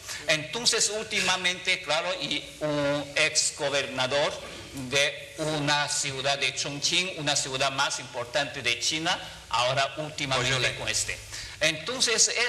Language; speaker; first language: Spanish; non-native, fluent; Chinese